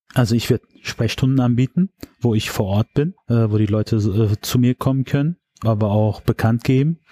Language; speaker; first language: German; early bilingual, other home language; Turkish